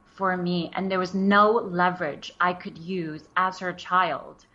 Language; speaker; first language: English; early bilingual, other home language; Wu Chinese